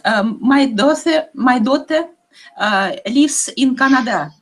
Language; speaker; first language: English; non-native, learner; Russian